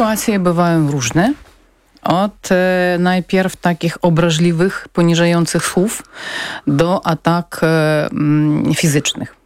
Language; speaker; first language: Polish; non-native, fluent; Ukrainian